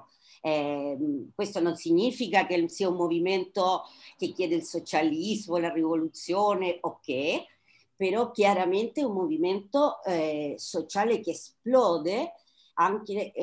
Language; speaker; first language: Italian; non-native, fluent; Spanish